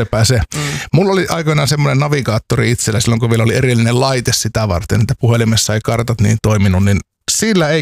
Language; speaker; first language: Finnish; native; Finnish